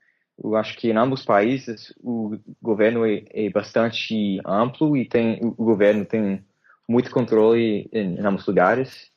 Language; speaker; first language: Portuguese; non-native, fluent; English